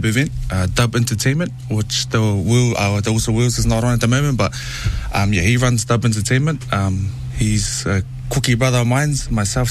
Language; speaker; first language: English; native; English